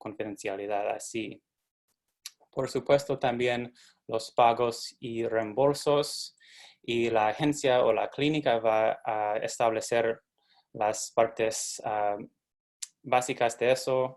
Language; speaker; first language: Spanish; non-native, fluent; English